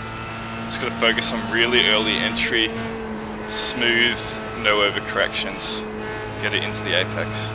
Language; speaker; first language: English; native; English